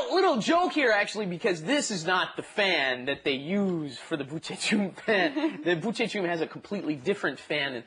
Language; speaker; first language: English; native; English